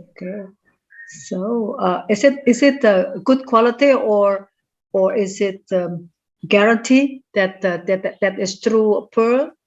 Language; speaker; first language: English; non-native, fluent; Indonesian